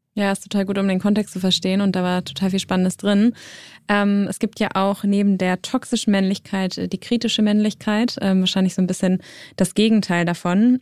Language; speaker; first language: German; native; German